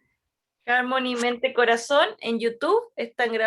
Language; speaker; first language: Spanish; native; Spanish